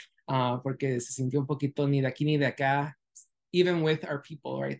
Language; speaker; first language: Spanish; early bilingual, heritage; Spanish